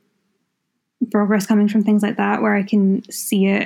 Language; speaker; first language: English; native; English